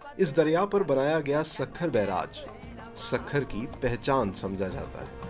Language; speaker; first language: Urdu; native; Urdu